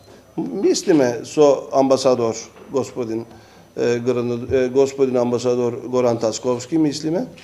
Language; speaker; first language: Macedonian; early bilingual, heritage; Macedonian